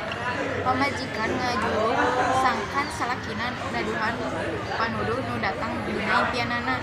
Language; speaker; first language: Sundanese; native; Sundanese